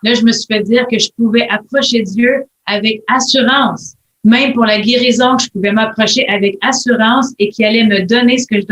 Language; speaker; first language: French; native; French